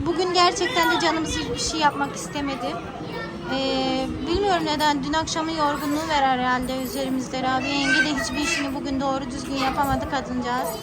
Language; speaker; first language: Turkish; non-native, fluent; Urdu